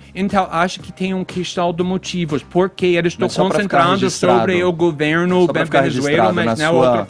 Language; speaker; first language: Portuguese; non-native, fluent; English